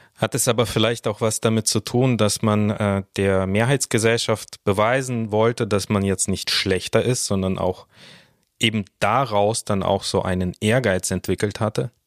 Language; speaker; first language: German; early bilingual, other home language; Russian